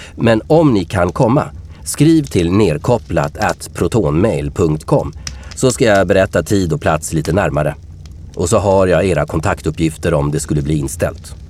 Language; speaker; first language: Swedish; native; Swedish